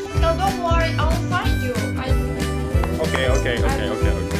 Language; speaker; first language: English; non-native, fluent; Indonesian